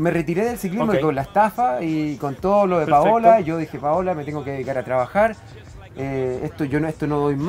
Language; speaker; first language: Spanish; native; Spanish